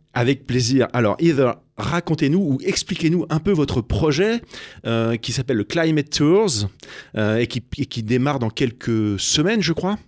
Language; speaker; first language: French; native; French